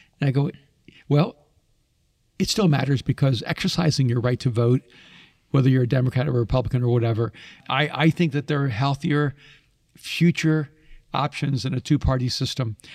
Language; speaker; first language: English; early bilingual, other home language; Spanish